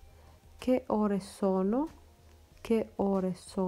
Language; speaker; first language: Italian; non-native, fluent; Romanian